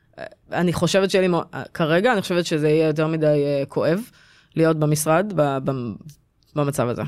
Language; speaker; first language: Hebrew; native; Hebrew